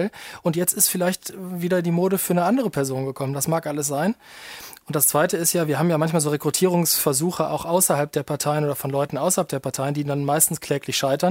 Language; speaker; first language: German; native; German